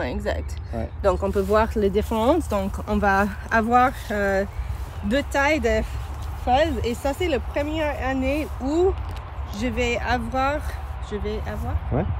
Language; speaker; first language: French; non-native, learner; English